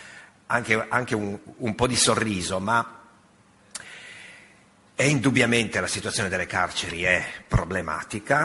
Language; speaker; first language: Italian; native; Italian